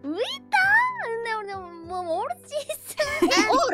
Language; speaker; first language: English; non-native, learner; Japanese